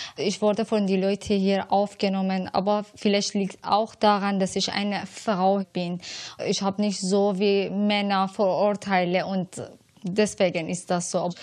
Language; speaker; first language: German; non-native, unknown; Persian